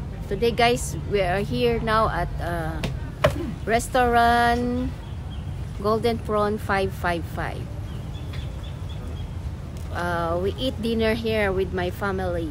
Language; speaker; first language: English; non-native, local second language; Filipino